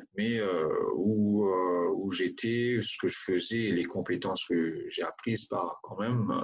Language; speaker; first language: French; non-native, local second language; Morisyen